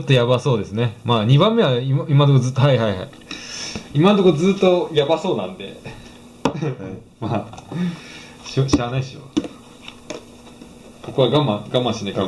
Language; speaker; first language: Japanese; native; Japanese